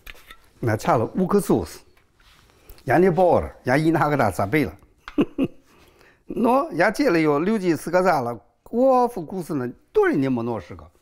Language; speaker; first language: Russian; non-native, learner; Chinese